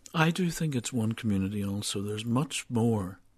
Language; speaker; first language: English; native; English